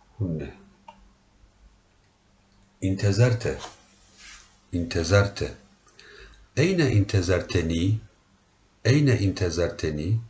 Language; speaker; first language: Arabic; non-native, learner; Turkish